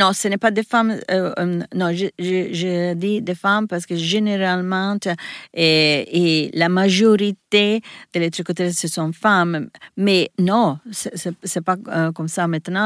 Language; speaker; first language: French; non-native, learner; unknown